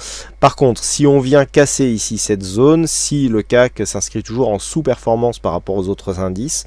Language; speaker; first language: French; native; French